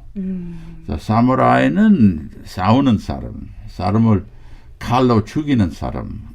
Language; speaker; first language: Korean; non-native, fluent; English